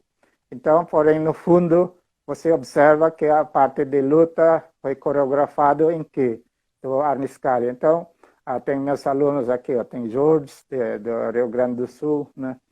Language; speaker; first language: Portuguese; non-native, fluent; Filipino